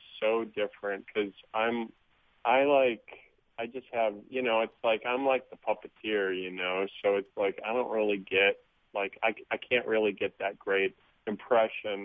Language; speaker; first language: English; native; English